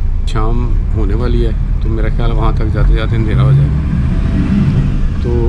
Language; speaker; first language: Hindi; native; Hindi